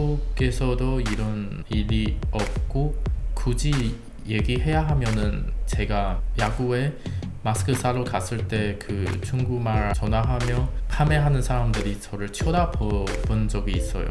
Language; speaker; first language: Korean; non-native, learner; Chinese